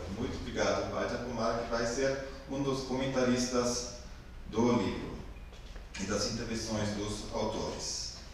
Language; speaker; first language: Portuguese; non-native, fluent; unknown